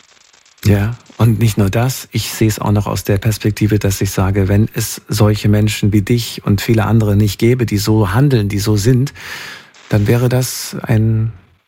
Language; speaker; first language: German; native; German